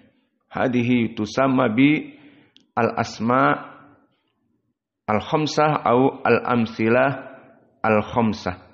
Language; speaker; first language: Arabic; non-native, fluent; Indonesian